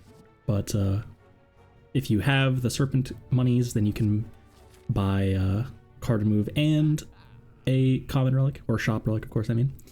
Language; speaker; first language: English; native; English